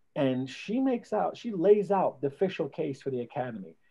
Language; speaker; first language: English; native; English